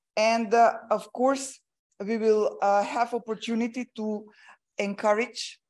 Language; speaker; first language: English; non-native, fluent; Macedonian